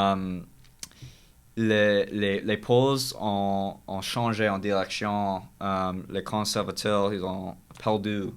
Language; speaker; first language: French; non-native, learner; English